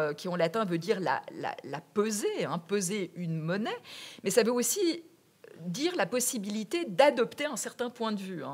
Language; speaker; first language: French; native; French